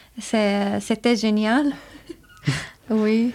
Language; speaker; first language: French; non-native, learner; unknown